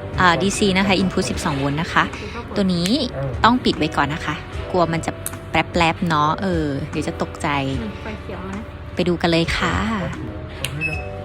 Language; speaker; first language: Thai; native; Thai